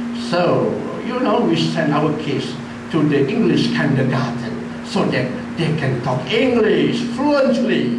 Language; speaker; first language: English; non-native, local second language; Malay